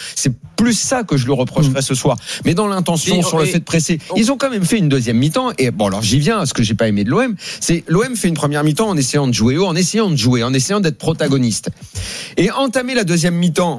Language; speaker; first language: French; native; French